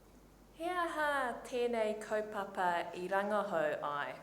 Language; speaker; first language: Māori; non-native, local second language; English